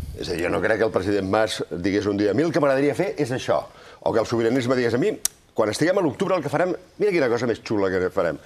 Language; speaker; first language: Catalan; native; Catalan